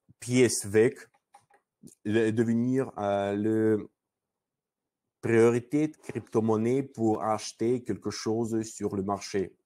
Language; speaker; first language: French; non-native, learner; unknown